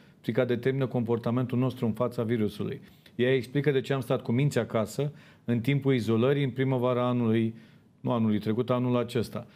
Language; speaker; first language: Romanian; native; Romanian